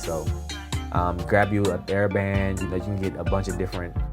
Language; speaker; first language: English; native; English